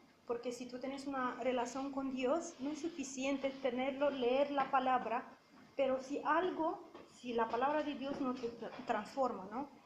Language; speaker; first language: Spanish; non-native, fluent; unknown